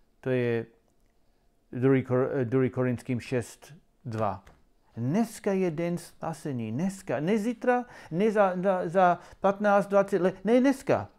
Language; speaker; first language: Czech; non-native, learner; English